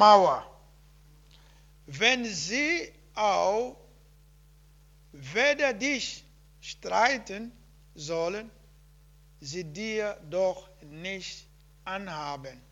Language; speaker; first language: German; non-native, learner; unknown